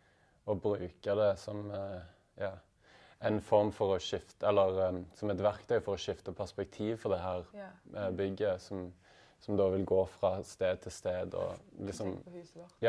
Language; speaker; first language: Norwegian; native; Norwegian